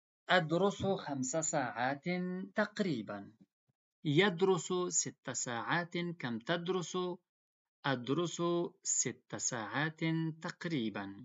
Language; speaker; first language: Arabic; non-native, fluent; Pashto